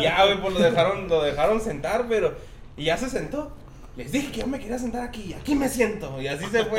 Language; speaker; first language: Spanish; native; Spanish